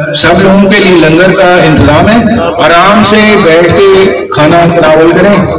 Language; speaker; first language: Urdu; non-native, local second language; Punjabi